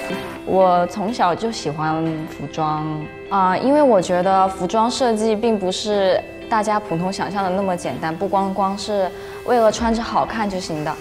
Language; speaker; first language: Chinese; native; Chinese